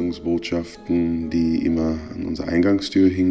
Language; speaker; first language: German; non-native, fluent; Hebrew